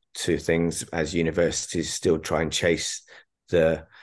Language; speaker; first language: English; native; English